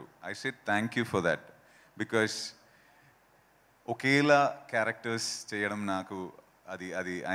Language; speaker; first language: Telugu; non-native, fluent; Malayalam